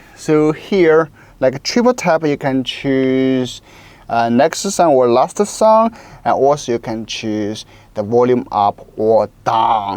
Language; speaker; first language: English; non-native, local second language; Chinese